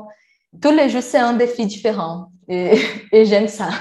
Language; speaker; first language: French; non-native, learner; Portuguese